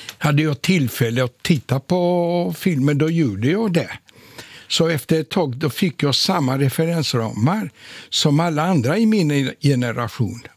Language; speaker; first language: Swedish; non-native, fluent; Polish